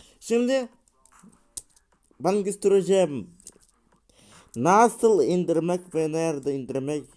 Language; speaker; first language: Turkish; non-native, learner; Russian